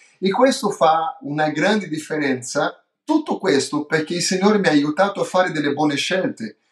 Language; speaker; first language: Italian; non-native, fluent; Portuguese